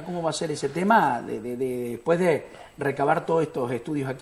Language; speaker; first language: Spanish; native; Spanish